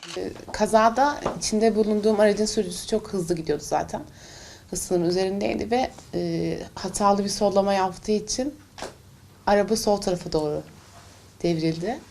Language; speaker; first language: Turkish; native; Turkish